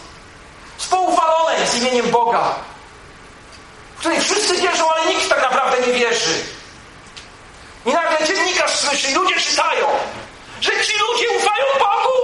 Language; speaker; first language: Polish; native; Polish